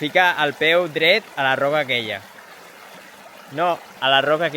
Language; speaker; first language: Catalan; native; Catalan